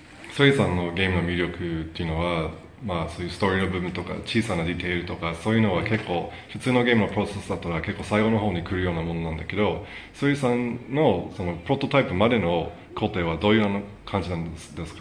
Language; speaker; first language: Japanese; native; Japanese